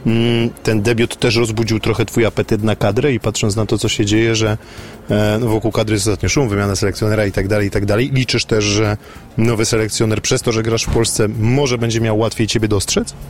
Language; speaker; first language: Polish; native; Polish